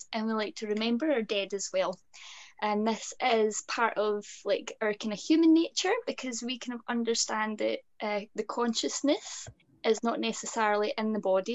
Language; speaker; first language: English; native; English